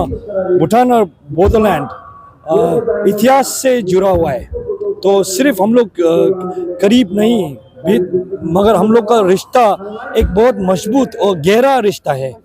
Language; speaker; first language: Hindi; non-native, fluent; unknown